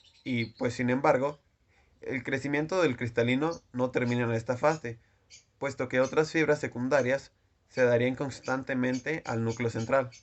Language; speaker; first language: Spanish; native; Spanish